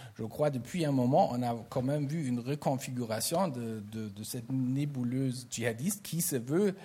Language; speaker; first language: French; non-native, fluent; German